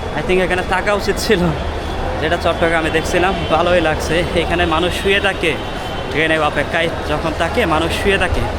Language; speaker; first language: Bangla; native; Bangla